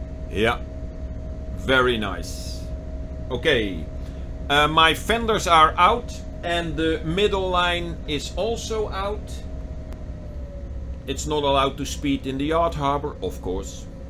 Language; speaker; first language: English; non-native, fluent; Dutch